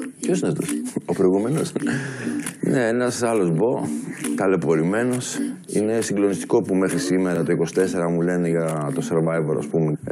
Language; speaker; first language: Greek; early bilingual, heritage; Greek